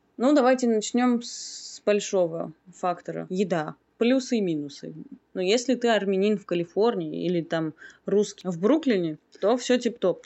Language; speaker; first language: Russian; non-native, local second language; Armenian